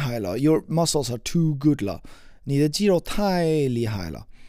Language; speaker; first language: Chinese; non-native, learner; English